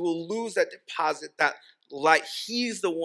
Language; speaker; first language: English; early bilingual, other home language; Spanish